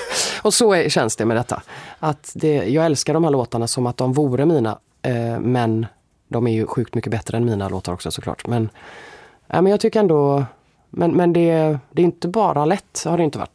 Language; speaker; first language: Swedish; native; Swedish